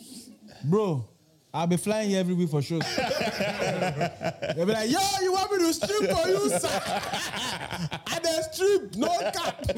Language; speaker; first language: English; non-native, local second language; Igbo